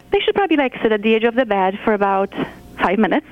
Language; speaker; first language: English; non-native, fluent; Polish